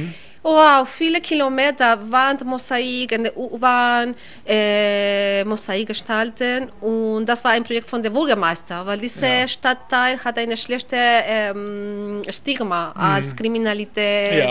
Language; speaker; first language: German; non-native, learner; Spanish